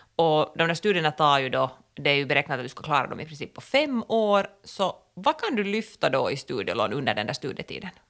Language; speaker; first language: Swedish; native; Swedish